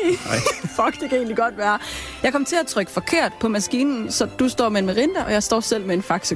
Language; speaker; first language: Danish; native; Danish